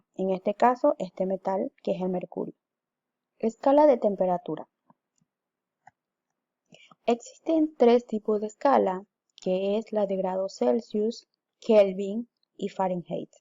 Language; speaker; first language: Spanish; native; Spanish